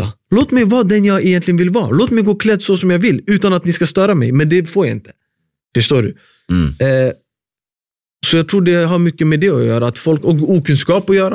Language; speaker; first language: Swedish; early bilingual, other home language; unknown